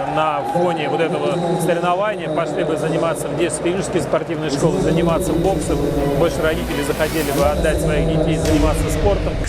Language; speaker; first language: Russian; native; Russian